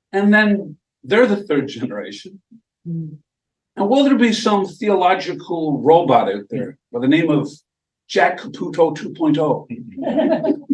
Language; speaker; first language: English; native; English